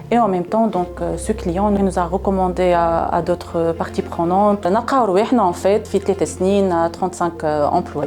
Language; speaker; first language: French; non-native, local second language; Arabic